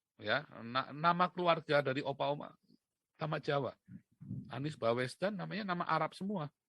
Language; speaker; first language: Indonesian; native; Indonesian